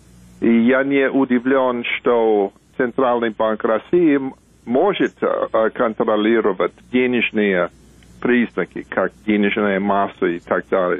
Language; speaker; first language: Russian; non-native, fluent; English